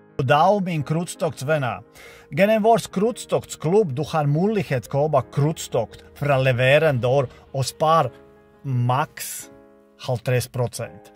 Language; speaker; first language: Norwegian; non-native, learner; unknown